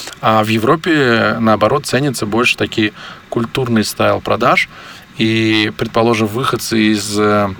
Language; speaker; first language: Russian; native; Russian